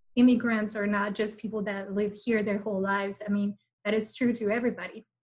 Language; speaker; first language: English; non-native, fluent; Spanish